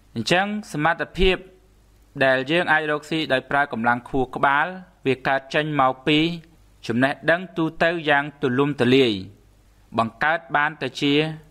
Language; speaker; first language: Khmer; native; Khmer